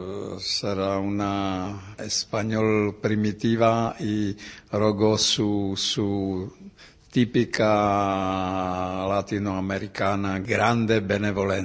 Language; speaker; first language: Spanish; non-native, learner; Czech